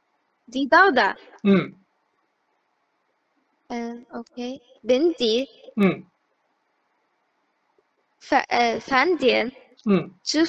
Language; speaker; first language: Chinese; non-native, learner; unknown